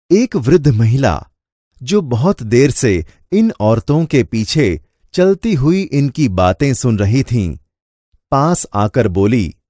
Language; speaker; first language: Hindi; non-native, local second language; Gujarati